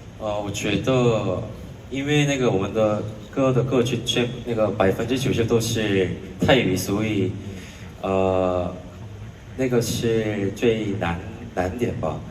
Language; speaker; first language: Chinese; non-native, fluent; Korean